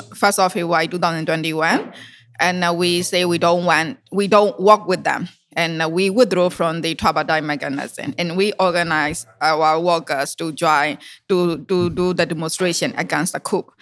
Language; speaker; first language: English; non-native, learner; Burmese